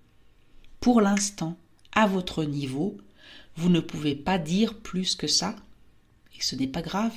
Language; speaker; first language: French; native; French